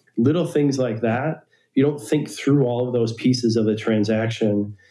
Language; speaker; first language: English; native; English